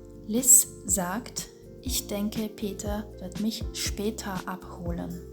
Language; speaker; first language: German; non-native, fluent; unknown